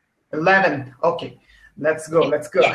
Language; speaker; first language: English; non-native, learner; Portuguese